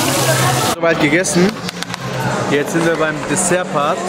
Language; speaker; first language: German; early bilingual, other home language; Turkish